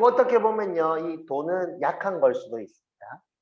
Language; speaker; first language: Korean; native; Korean